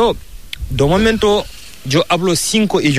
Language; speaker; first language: Spanish; non-native, learner; Fula